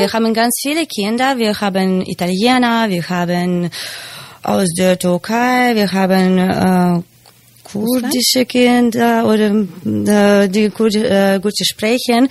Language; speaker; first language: German; non-native, fluent; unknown